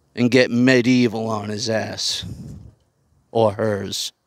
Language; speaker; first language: English; native; English